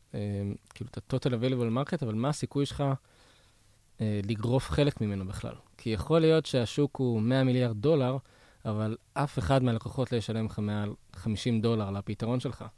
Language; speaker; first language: Hebrew; native; Hebrew